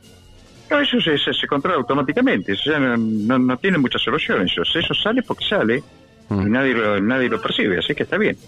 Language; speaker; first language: Spanish; native; Spanish